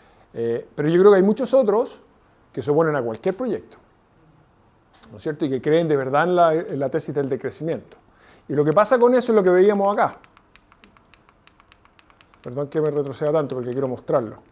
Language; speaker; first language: Spanish; native; Spanish